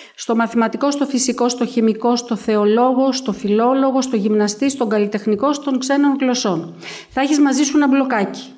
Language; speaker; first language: Greek; native; Greek